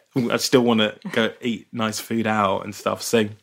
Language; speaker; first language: English; native; English